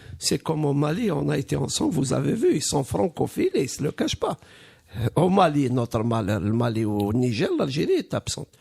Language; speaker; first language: French; non-native, local second language; Arabic